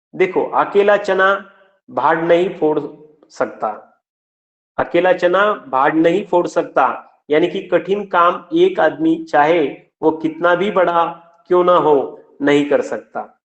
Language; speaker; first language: Hindi; non-native, local second language; Marathi